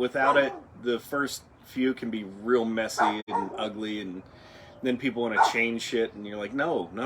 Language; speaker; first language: English; native; English